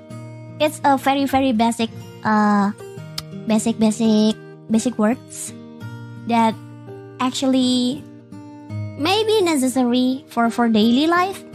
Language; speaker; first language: English; non-native, fluent; Indonesian